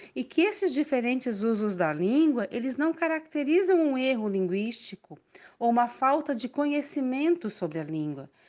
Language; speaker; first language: Portuguese; native; Portuguese